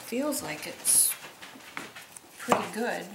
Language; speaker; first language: English; native; English